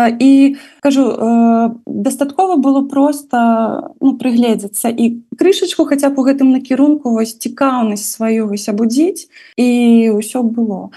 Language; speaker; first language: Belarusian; non-native, local second language; Russian